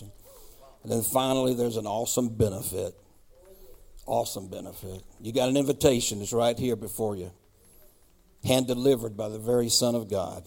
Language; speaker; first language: English; native; English